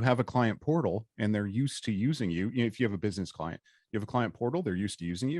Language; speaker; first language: English; native; English